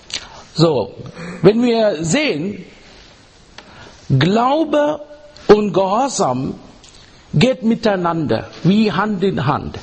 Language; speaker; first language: German; non-native, learner; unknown